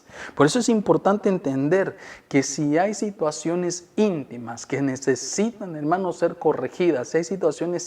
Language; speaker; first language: Spanish; native; Spanish